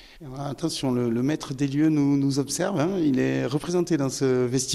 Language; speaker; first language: French; native; French